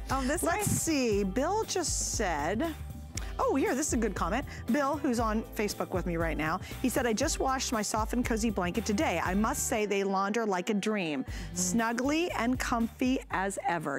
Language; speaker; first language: English; native; English